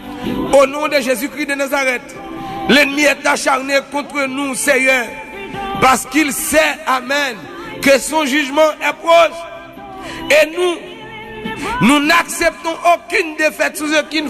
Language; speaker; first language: French; non-native, local second language; Haitian Creole